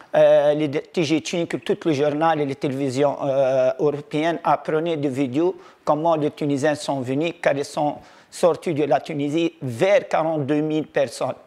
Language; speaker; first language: French; non-native, local second language; Arabic